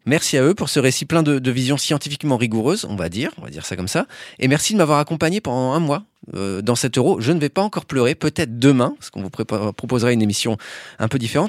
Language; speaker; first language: French; native; French